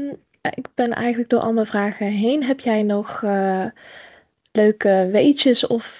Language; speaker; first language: Dutch; native; Dutch